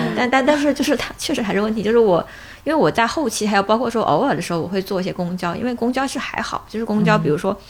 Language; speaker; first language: Chinese; native; Chinese